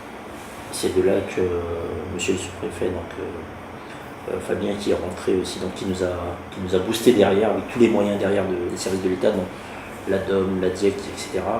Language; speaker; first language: French; native; French